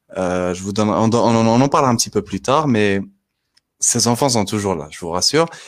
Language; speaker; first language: French; non-native, local second language; Arabic